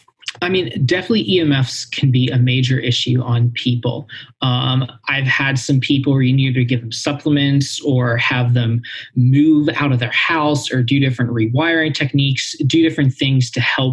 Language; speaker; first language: English; native; English